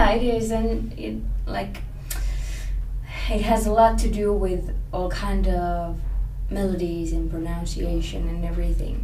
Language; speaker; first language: English; non-native, fluent; Finnish